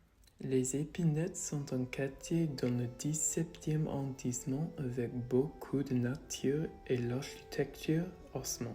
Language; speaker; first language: French; non-native, learner; English